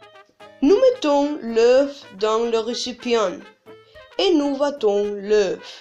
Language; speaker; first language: French; non-native, learner; Spanish